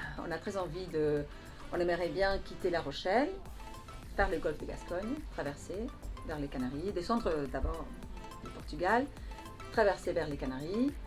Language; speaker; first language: French; non-native, fluent; Spanish